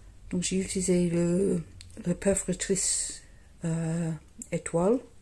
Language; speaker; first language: French; non-native, fluent; English